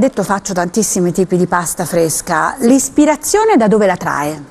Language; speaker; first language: Italian; native; Italian